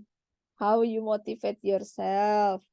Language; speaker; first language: English; non-native, learner; Indonesian